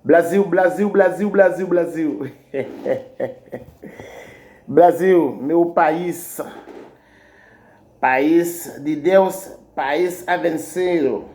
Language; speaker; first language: Portuguese; non-native, learner; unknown